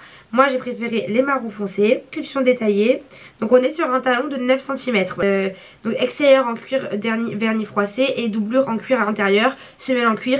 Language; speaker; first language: French; native; French